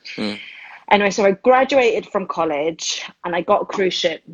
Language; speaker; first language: English; early bilingual, other home language; Spanish